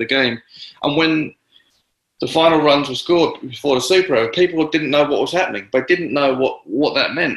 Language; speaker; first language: English; native; English